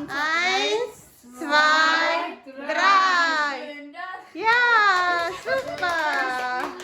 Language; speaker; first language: German; non-native, fluent; Armenian